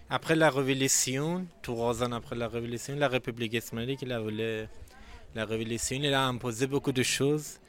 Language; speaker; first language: French; non-native, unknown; Persian